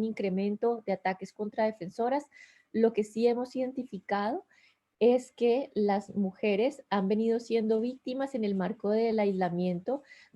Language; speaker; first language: Spanish; native; Spanish